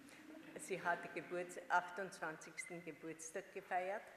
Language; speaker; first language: German; non-native, fluent; Hungarian